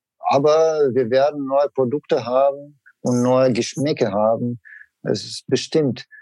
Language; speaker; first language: German; non-native, learner; Russian